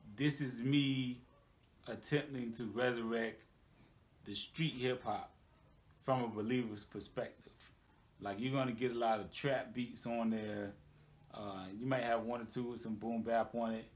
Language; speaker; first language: English; native; English